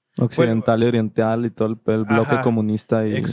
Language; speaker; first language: Spanish; native; Spanish